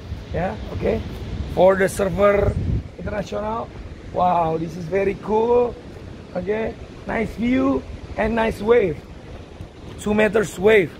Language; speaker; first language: English; non-native, learner; Indonesian